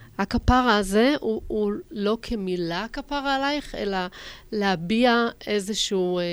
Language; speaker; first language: Hebrew; native; Hebrew